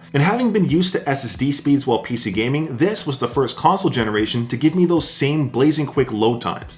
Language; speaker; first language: English; native; English